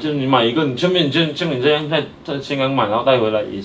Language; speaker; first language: Chinese; native; Chinese